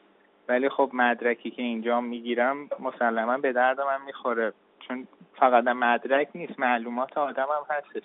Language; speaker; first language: Persian; early bilingual, heritage; Persian